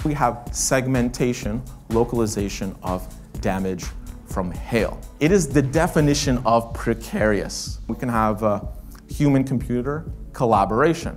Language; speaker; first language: English; native; English